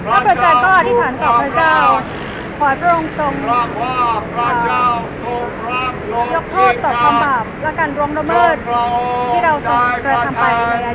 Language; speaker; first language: Thai; native; Thai